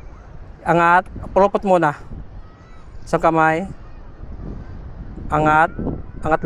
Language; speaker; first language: Filipino; non-native, local second language; Aklanon